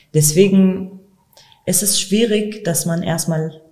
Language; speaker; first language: German; non-native, fluent; Arabic